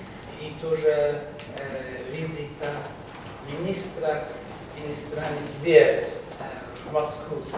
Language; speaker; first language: Russian; non-native, learner; English